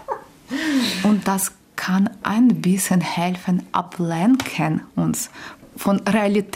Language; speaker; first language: German; non-native, learner; Ukrainian